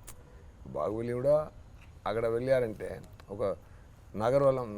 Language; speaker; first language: Telugu; non-native, fluent; Tamil